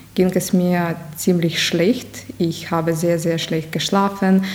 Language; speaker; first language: German; non-native, fluent; Ukrainian